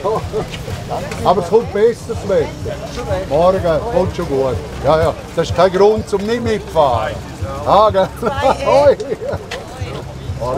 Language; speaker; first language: German; native; German